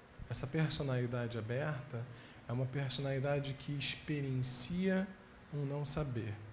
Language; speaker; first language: Portuguese; native; Portuguese